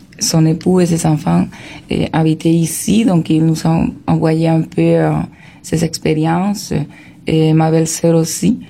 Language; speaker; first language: French; non-native, fluent; Spanish